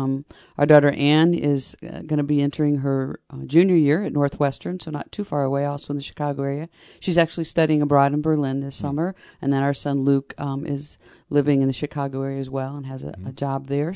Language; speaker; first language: English; native; English